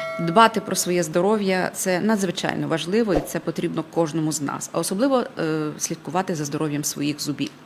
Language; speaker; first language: Ukrainian; native; Ukrainian